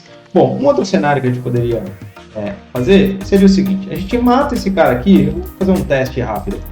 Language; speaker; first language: Portuguese; native; Portuguese